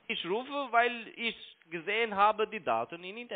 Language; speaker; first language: German; non-native, learner; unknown